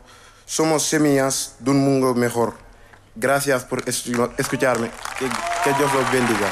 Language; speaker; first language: Spanish; non-native, fluent; Wolof